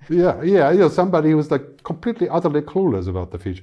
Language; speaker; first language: English; non-native, fluent; German